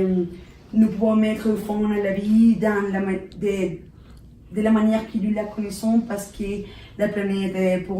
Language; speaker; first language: French; non-native, learner; Spanish